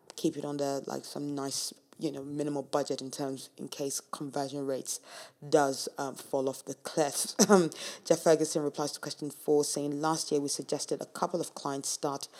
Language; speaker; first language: English; non-native, local second language; Yoruba